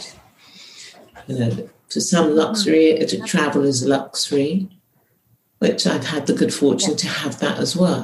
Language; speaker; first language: English; native; English